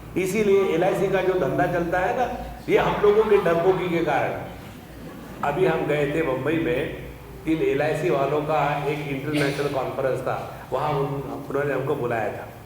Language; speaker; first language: Hindi; non-native, local second language; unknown